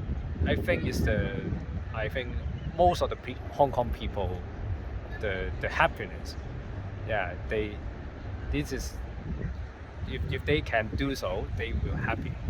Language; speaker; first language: English; non-native, learner; Cantonese